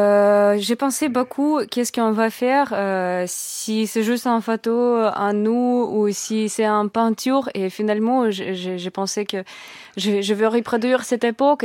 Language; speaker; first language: French; non-native, learner; Russian